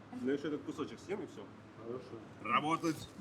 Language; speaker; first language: Russian; native; Russian